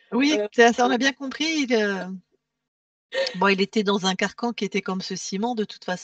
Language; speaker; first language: French; native; French